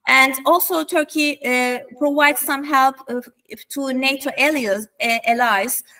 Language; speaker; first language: English; non-native, fluent; Turkish